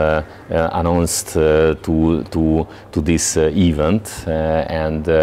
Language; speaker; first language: English; non-native, learner; Hungarian